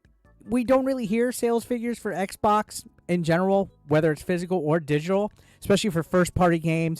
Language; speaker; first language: English; native; English